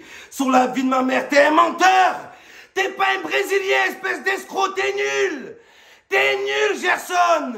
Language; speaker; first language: French; native; French